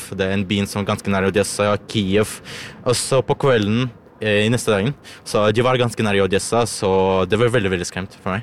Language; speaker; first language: Norwegian; non-native, learner; Ukrainian